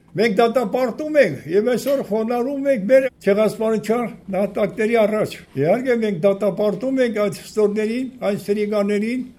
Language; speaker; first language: Armenian; non-native, local second language; Kurdish